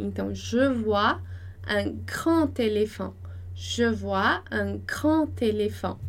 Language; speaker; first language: French; non-native, fluent; Portuguese